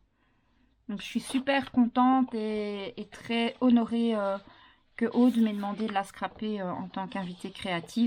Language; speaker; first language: French; native; French